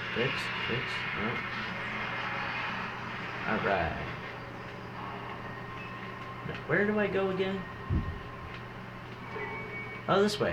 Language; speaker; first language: English; native; English